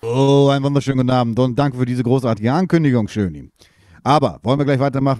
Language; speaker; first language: German; native; German